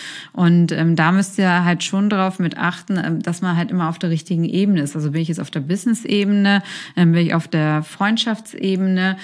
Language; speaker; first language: German; native; German